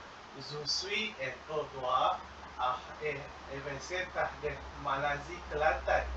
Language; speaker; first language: French; non-native, learner; Malay